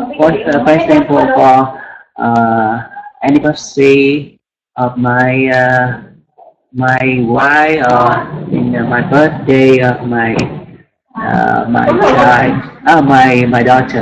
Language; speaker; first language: English; non-native, learner; Vietnamese